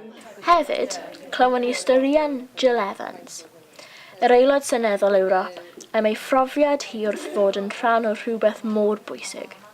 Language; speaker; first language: Welsh; non-native, local second language; English